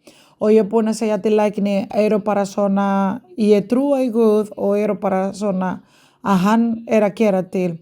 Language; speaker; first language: Icelandic; non-native, learner; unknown